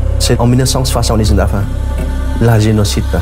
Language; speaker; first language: French; non-native, fluent; Khmer